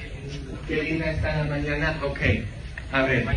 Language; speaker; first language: Spanish; non-native, fluent; English